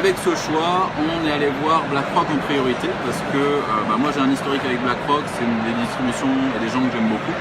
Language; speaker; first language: French; native; French